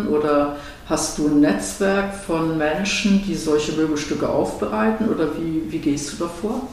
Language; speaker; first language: German; native; German